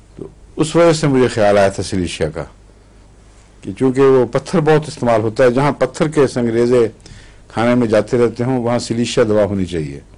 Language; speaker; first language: Urdu; native; Urdu